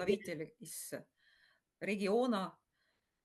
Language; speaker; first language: Russian; non-native, fluent; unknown